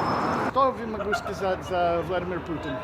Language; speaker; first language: Russian; non-native, learner; English